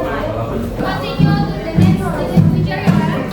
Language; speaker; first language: English; non-native, learner; Indonesian